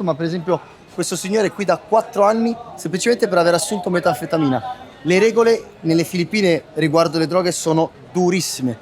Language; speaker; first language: Italian; native; Italian